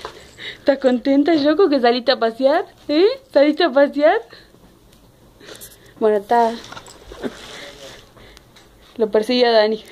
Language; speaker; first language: Spanish; native; Spanish